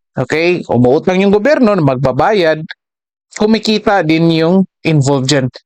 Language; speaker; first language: Filipino; native; Filipino